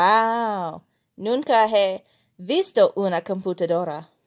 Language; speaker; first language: Spanish; non-native, learner; English